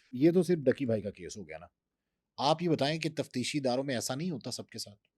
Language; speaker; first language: Urdu; native; Urdu